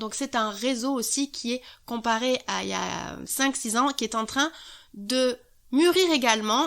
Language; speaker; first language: French; native; French